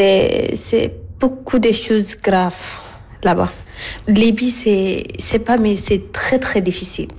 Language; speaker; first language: French; non-native, learner; Arabic